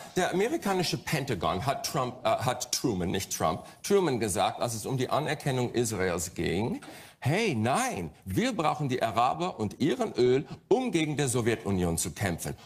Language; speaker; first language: German; non-native, fluent; English